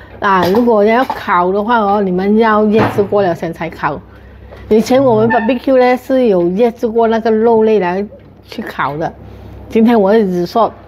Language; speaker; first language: Chinese; native; Chinese